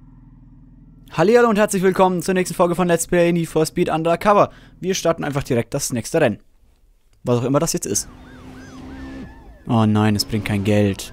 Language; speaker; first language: German; native; German